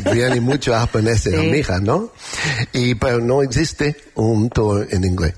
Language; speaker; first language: Spanish; non-native, learner; English